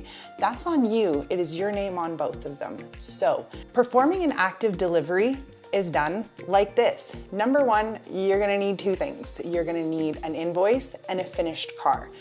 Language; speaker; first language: English; native; English